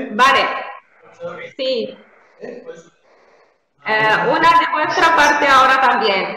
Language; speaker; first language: Spanish; non-native, fluent; Arabic